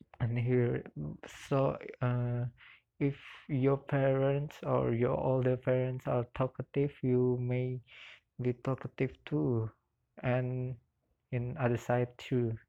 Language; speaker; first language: English; non-native, learner; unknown